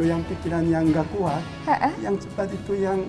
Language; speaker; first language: Indonesian; non-native, learner; Korean